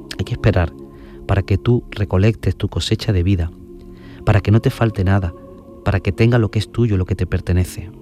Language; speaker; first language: Spanish; native; Spanish